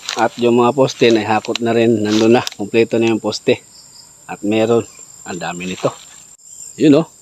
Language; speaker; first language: Filipino; non-native, local second language; Cebuano